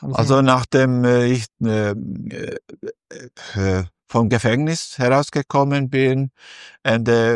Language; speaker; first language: German; non-native, fluent; Albanian